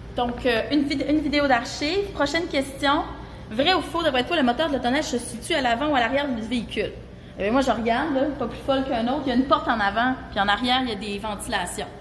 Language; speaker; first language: French; native; French